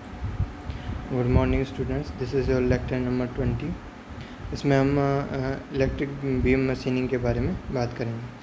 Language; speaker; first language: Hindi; native; Hindi